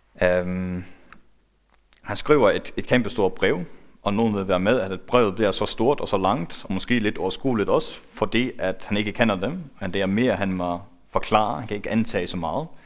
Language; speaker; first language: Danish; non-native, local second language; Faroese